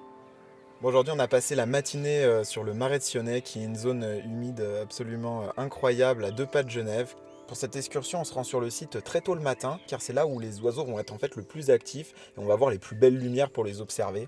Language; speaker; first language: French; native; French